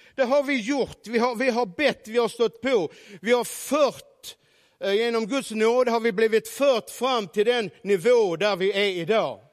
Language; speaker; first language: Norwegian; non-native, fluent; Swedish